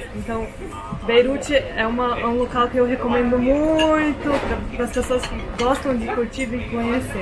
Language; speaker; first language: Portuguese; early bilingual, heritage; Portuguese